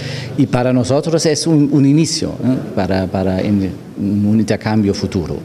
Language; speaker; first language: Spanish; non-native, fluent; German